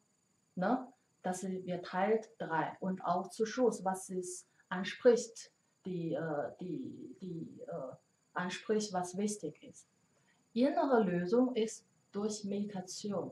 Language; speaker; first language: German; non-native, learner; Chinese